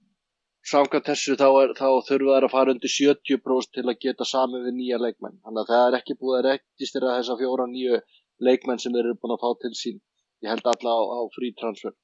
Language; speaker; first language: Icelandic; native; Icelandic